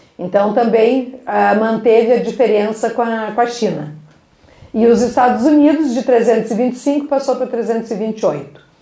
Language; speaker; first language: Portuguese; native; Portuguese